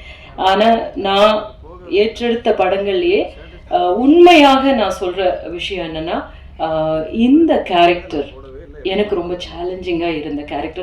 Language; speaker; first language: Tamil; native; Tamil